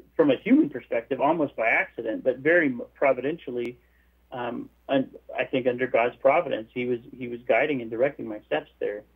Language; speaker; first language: English; native; English